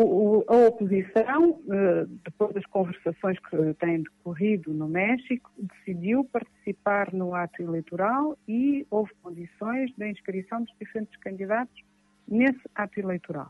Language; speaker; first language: Portuguese; native; Portuguese